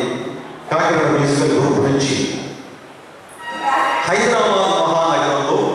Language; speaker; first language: Telugu; native; Telugu